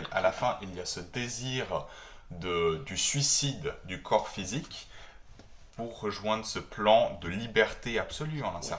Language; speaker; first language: French; native; French